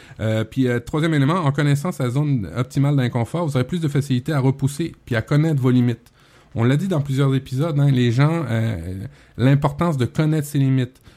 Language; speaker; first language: French; native; French